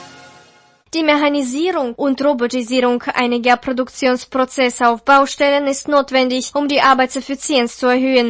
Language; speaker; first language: German; non-native, fluent; Russian